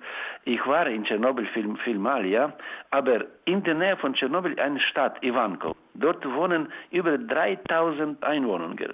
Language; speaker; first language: German; non-native, learner; Ukrainian